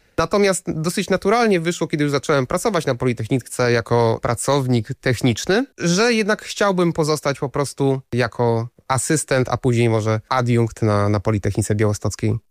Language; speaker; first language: Polish; native; Polish